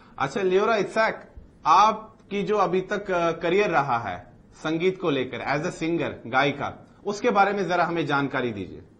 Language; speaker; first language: Hindi; native; Hindi